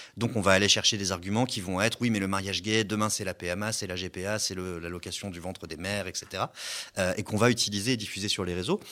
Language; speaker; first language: French; native; French